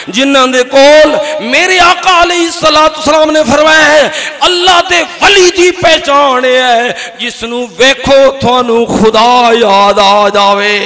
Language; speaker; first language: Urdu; non-native, local second language; Punjabi